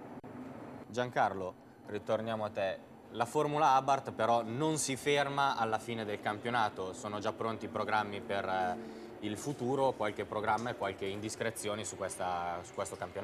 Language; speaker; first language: Italian; native; Italian